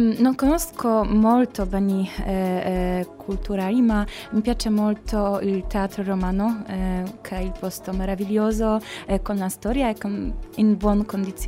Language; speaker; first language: Italian; non-native, learner; Polish